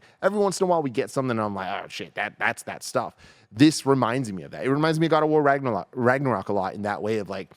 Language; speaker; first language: English; native; English